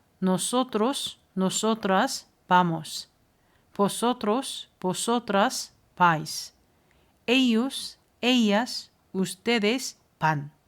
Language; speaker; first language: Spanish; non-native, fluent; Korean